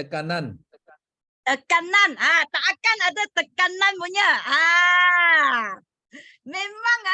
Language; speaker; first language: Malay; non-native, learner; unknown